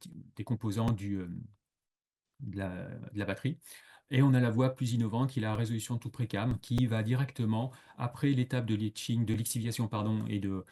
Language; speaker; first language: French; native; French